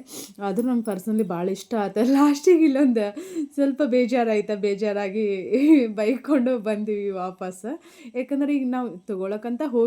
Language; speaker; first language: Kannada; native; Kannada